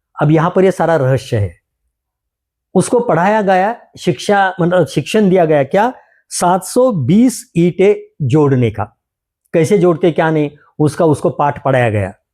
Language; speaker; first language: Hindi; non-native, local second language; Marathi